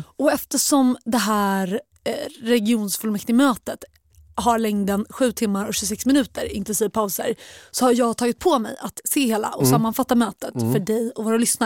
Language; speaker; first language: Swedish; native; Swedish